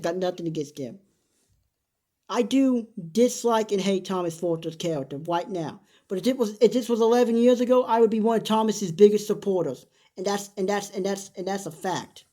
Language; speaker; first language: English; native; English